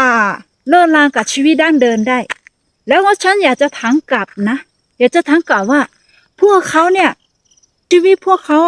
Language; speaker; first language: Thai; non-native, fluent; Akha